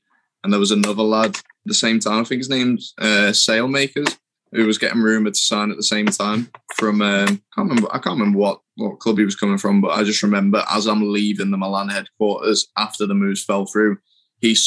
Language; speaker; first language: English; native; English